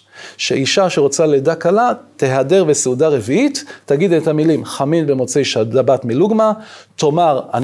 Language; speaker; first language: Hebrew; native; Hebrew